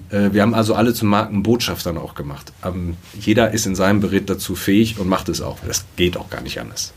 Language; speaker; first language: German; native; German